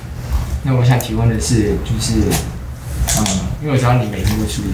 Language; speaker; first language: Chinese; native; Chinese